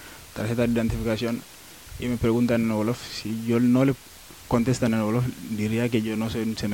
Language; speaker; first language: Spanish; non-native, learner; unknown